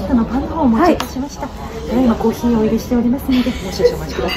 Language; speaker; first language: Japanese; native; Japanese